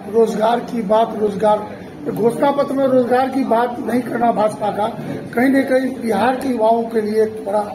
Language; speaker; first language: Hindi; native; Hindi